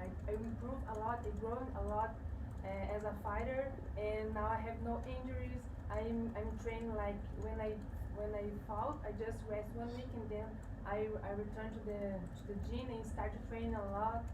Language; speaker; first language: English; non-native, learner; Portuguese